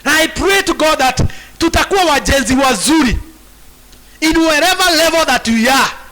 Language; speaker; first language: English; non-native, local second language; Swahili